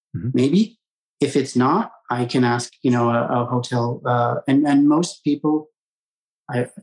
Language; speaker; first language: English; native; English